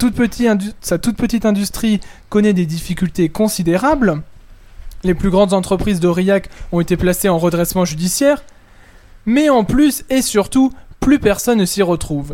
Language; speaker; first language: French; native; French